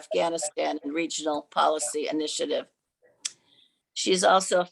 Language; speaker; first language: English; native; English